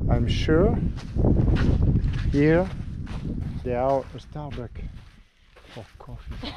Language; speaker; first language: English; non-native, learner; French